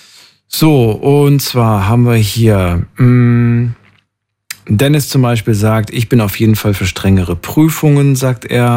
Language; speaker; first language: German; native; German